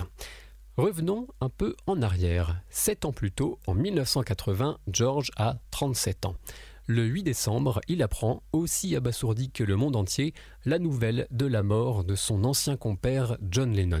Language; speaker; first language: French; native; French